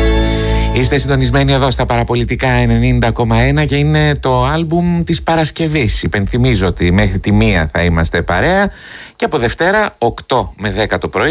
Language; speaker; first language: Greek; native; Greek